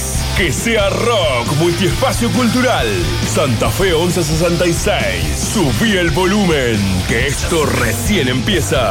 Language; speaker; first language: Spanish; native; Spanish